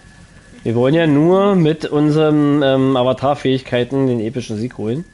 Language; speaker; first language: German; native; German